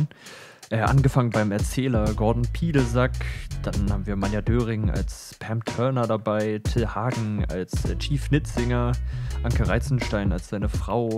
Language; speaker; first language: German; native; German